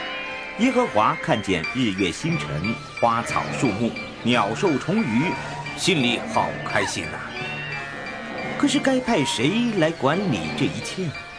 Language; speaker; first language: Chinese; native; Chinese